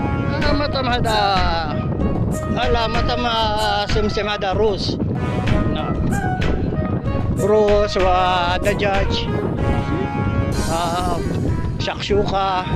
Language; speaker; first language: Arabic; non-native, learner; Filipino